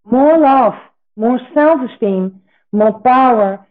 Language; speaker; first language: English; non-native, fluent; Dutch